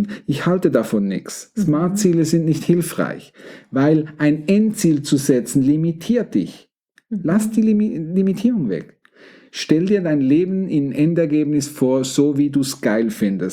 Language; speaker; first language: German; native; German